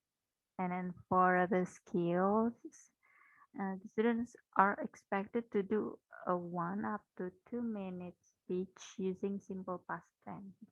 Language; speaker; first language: English; non-native, fluent; Indonesian